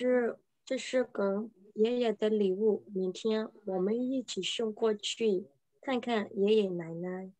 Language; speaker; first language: Chinese; non-native, learner; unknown